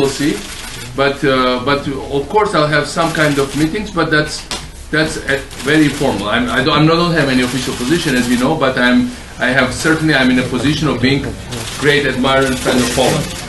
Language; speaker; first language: English; non-native, fluent; Georgian